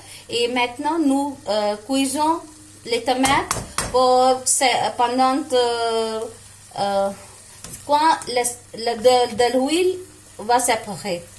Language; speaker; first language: French; non-native, learner; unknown